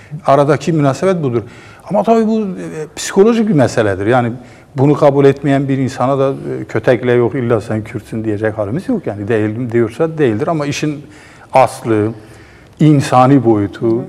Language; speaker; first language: Turkish; non-native, local second language; Kurdish